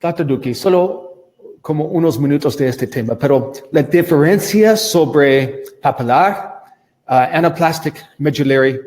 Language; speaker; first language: Spanish; non-native, learner; English